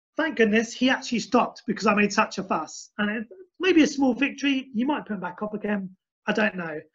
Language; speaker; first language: English; native; English